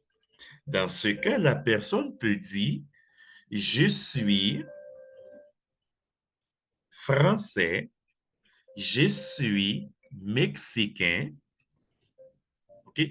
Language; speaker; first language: French; non-native, fluent; Spanish